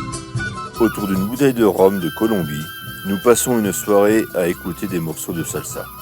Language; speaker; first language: French; native; French